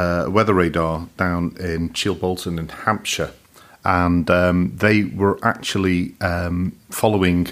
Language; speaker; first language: English; native; English